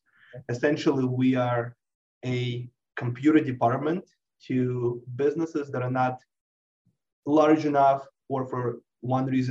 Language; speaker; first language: English; non-native, fluent; Russian